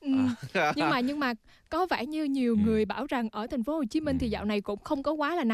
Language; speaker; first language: Vietnamese; native; Vietnamese